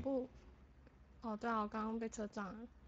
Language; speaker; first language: Chinese; native; Chinese